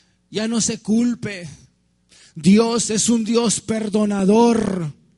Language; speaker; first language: Spanish; early bilingual, heritage; Spanish